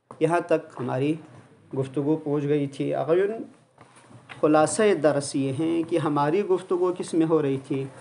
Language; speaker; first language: Urdu; non-native, local second language; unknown